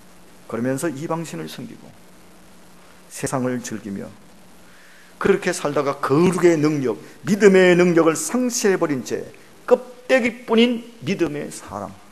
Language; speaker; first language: Korean; native; Korean